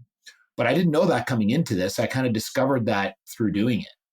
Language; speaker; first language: English; native; English